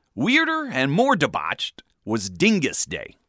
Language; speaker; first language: English; native; English